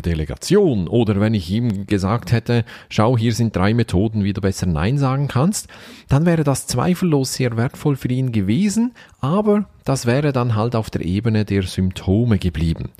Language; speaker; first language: German; native; German